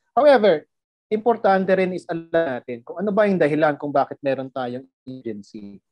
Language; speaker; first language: Filipino; non-native, local second language; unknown